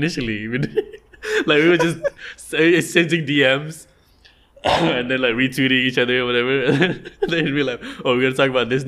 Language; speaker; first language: English; non-native, local second language; Malay